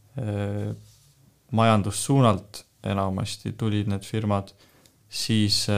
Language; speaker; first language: Estonian; native; Estonian